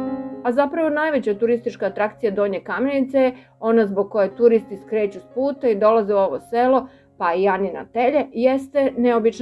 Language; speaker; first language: Serbian; native; Serbian